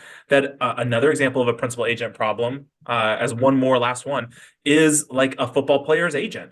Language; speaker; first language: English; native; English